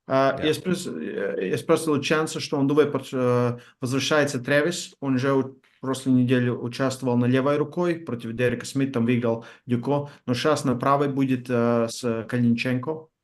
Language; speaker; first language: Russian; non-native, learner; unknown